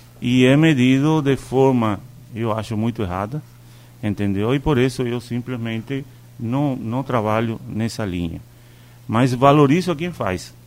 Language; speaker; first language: Portuguese; non-native, fluent; Spanish